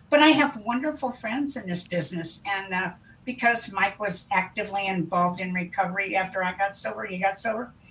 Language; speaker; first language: English; native; English